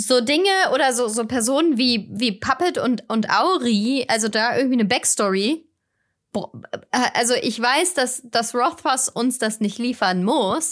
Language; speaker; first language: German; native; German